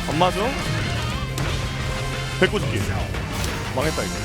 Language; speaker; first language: Korean; native; Korean